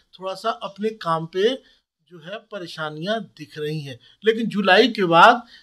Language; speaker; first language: Hindi; native; Hindi